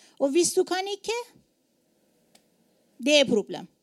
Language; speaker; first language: Norwegian; non-native, learner; Persian